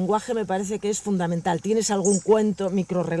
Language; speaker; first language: Spanish; native; Spanish